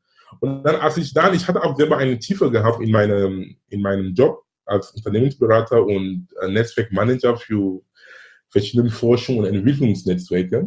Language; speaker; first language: German; non-native, fluent; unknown